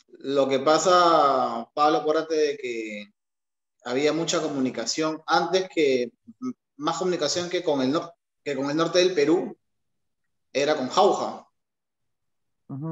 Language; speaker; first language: Spanish; native; Spanish